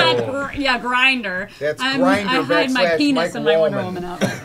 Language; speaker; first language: English; native; English